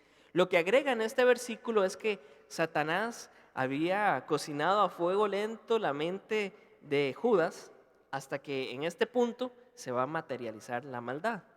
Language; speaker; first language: Spanish; native; Spanish